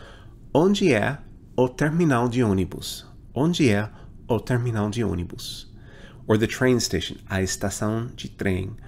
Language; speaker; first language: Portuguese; non-native, fluent; English